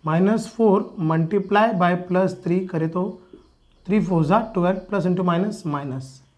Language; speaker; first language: Hindi; non-native, local second language; Marathi